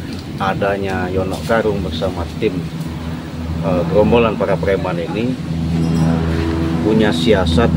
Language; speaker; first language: Indonesian; native; Indonesian